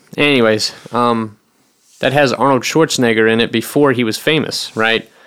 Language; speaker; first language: English; native; English